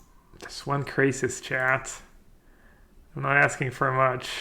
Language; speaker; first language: English; non-native, fluent; French